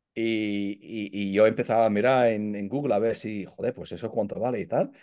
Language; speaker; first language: Spanish; non-native, fluent; English